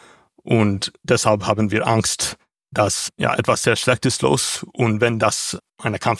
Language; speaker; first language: German; non-native, learner; English